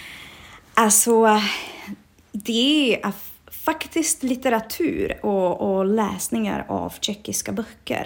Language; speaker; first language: Swedish; non-native, fluent; Czech